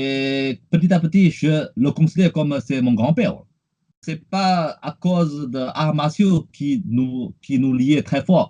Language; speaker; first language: French; non-native, fluent; Chinese